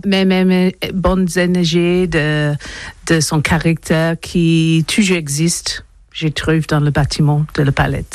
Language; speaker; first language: French; non-native, learner; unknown